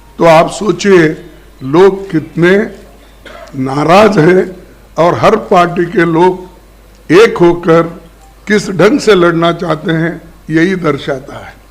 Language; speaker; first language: Hindi; non-native, local second language; Kannada